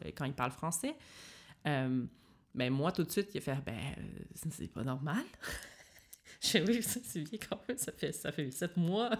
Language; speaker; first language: French; native; French